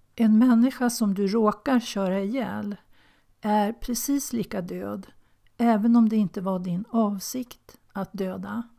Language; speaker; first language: Swedish; native; Swedish